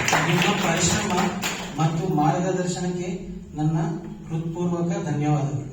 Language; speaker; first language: Kannada; non-native, learner; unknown